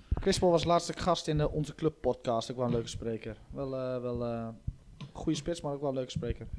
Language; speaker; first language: Dutch; native; Dutch